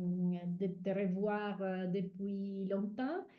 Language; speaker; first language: French; non-native, fluent; Italian